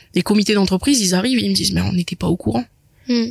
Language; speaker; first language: French; native; French